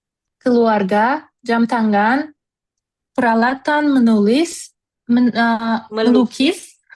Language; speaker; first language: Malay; non-native, learner; Turkish